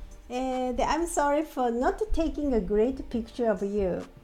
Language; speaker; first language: English; non-native, fluent; Japanese